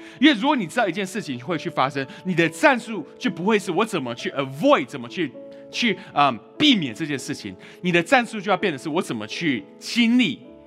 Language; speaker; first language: Chinese; early bilingual, heritage; Chinese